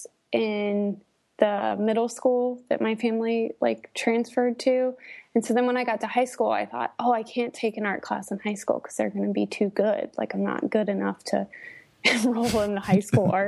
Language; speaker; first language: English; native; English